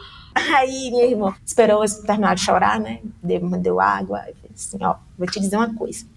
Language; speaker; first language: Portuguese; native; Portuguese